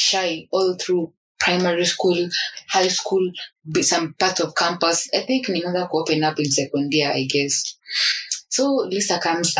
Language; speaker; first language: English; non-native, local second language; Swahili